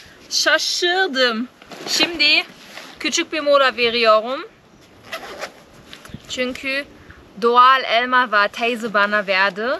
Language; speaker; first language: Turkish; non-native, learner; German